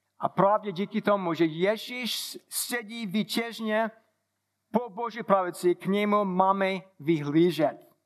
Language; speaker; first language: Czech; non-native, fluent; English